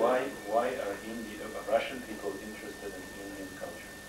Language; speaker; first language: English; non-native, fluent; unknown